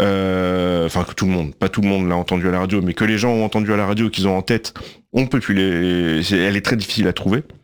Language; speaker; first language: French; native; French